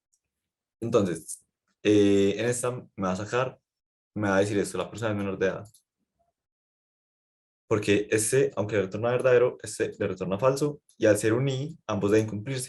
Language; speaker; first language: Spanish; native; Spanish